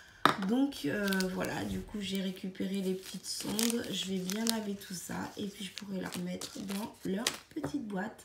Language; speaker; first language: French; native; French